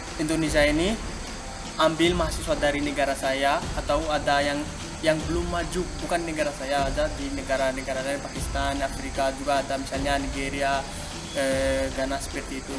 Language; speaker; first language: Indonesian; non-native, learner; Malagasy